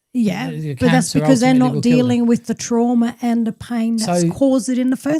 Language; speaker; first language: English; native; English